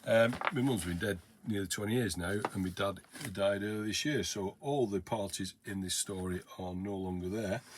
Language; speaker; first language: English; native; English